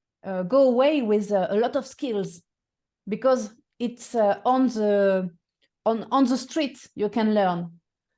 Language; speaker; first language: English; non-native, fluent; French